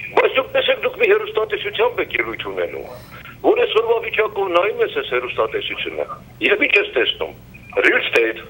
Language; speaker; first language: Armenian; native; Armenian